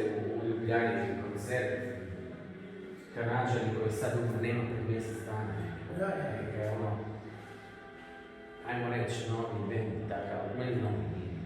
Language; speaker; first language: Croatian; native; Croatian